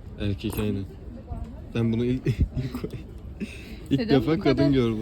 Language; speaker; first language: Turkish; non-native, learner; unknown